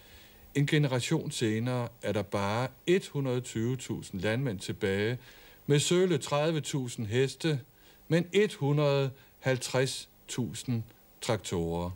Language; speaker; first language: Danish; native; Danish